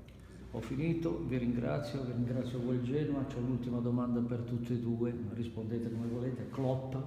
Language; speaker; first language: Italian; native; Italian